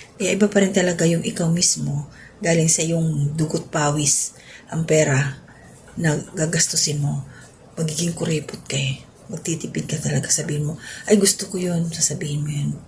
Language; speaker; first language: Filipino; non-native, local second language; Cebuano